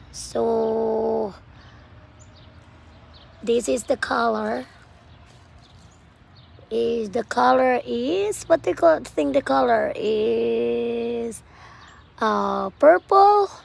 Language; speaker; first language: English; non-native, local second language; Cebuano